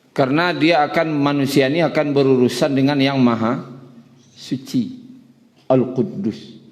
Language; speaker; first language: Malay; non-native, local second language; Minangkabau